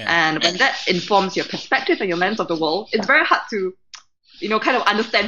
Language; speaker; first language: English; native; English